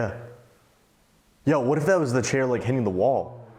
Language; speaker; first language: English; native; English